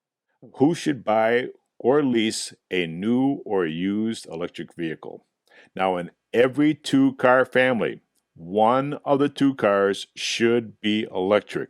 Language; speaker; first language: English; native; English